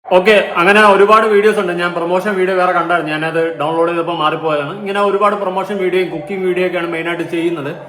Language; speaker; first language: Malayalam; native; Malayalam